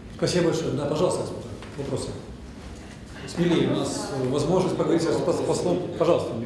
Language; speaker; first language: Russian; native; Russian